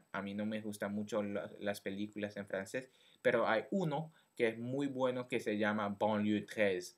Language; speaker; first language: Spanish; non-native, fluent; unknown